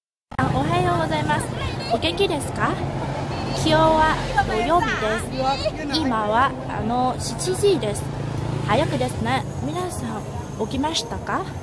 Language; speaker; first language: Japanese; non-native, learner; Vietnamese